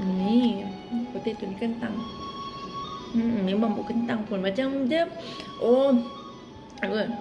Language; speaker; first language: Malay; native; Malay